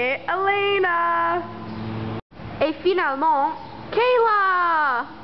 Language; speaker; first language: French; non-native, learner; English